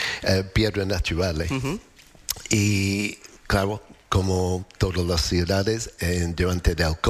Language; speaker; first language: Spanish; non-native, learner; English